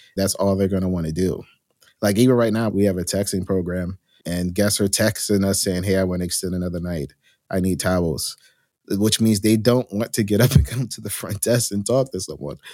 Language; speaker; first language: English; native; English